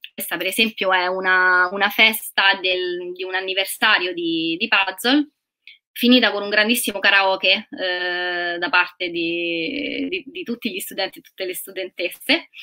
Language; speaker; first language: Italian; native; Italian